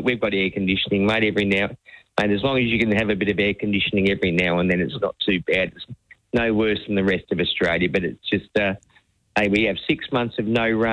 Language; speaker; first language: English; native; English